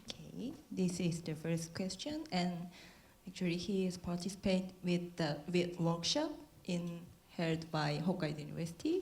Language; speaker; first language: English; non-native, learner; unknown